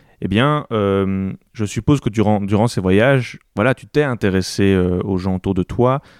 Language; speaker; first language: French; native; French